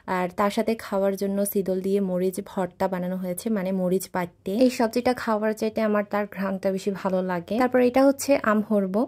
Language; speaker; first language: Bangla; non-native, local second language; Chakma